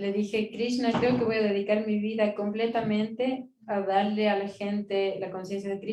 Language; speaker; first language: Spanish; native; Spanish